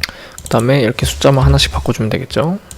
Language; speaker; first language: Korean; native; Korean